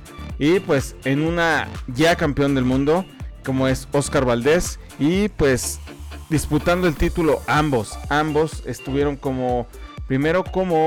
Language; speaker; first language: Spanish; native; Spanish